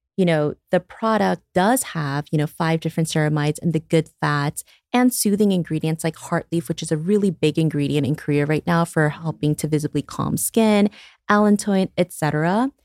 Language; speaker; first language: English; early bilingual, other home language; Korean